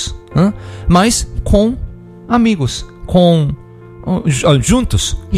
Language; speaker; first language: Portuguese; non-native, learner; Korean